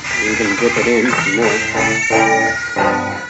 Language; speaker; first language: English; native; English